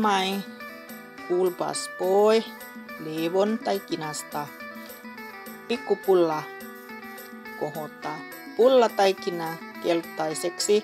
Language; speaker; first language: Finnish; non-native, learner; Northeastern Thai